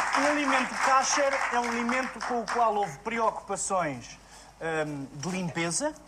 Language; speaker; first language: Portuguese; native; Portuguese